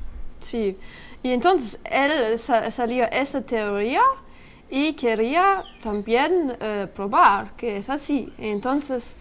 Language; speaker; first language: Spanish; non-native, learner; French